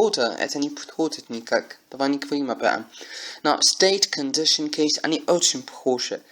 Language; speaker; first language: Russian; non-native, learner; English